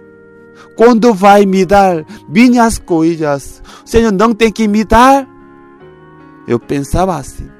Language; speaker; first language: Portuguese; non-native, fluent; Korean